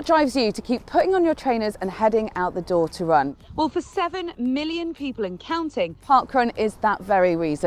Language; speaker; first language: English; native; English